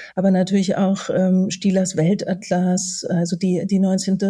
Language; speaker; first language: German; native; German